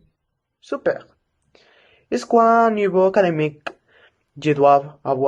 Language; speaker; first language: French; non-native, learner; Spanish